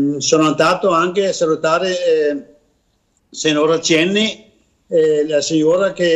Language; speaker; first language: Italian; non-native, learner; Danish